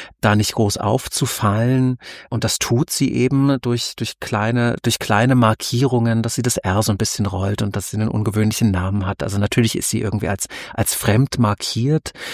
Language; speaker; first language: German; native; German